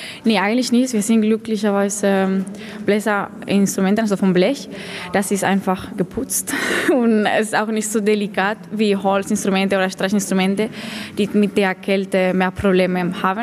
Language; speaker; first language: German; non-native, fluent; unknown